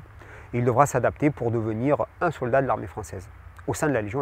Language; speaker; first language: French; native; French